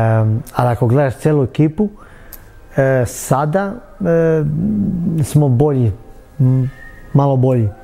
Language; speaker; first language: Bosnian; early bilingual, heritage; Bosnian